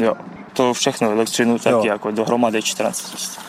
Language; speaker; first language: Czech; non-native, learner; Ukrainian